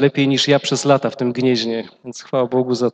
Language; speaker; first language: Polish; native; Polish